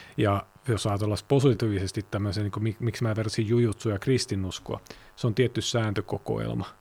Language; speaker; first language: Finnish; native; Finnish